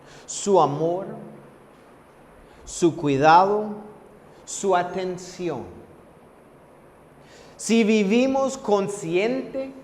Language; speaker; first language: Spanish; non-native, fluent; English